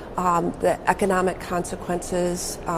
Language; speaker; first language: English; native; English